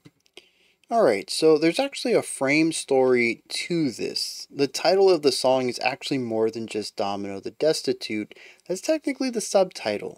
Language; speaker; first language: English; native; English